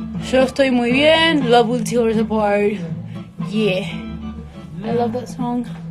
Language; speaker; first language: Spanish; early bilingual, heritage; Spanish